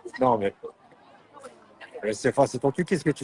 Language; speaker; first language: French; native; French